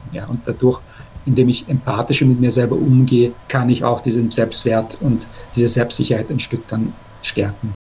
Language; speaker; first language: German; early bilingual, other home language; Persian